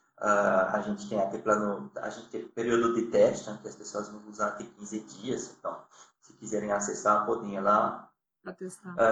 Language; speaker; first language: Portuguese; non-native, fluent; French